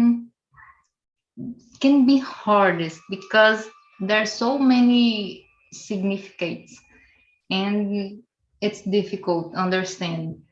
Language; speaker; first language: English; non-native, learner; Portuguese